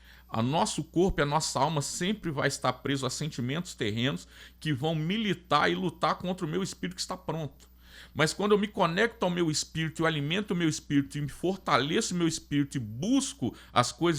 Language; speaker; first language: Portuguese; native; Portuguese